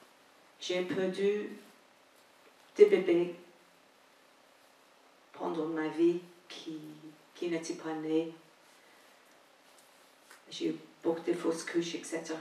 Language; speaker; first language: French; non-native, fluent; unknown